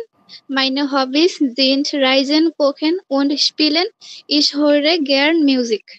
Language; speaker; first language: German; non-native, learner; Bangla